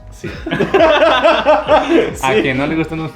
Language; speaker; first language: Spanish; native; Spanish